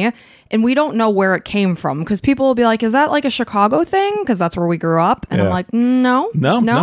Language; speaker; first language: English; native; English